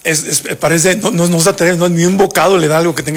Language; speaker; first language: Spanish; native; Spanish